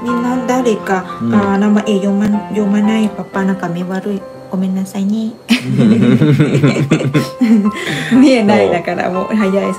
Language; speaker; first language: Japanese; non-native, learner; Thai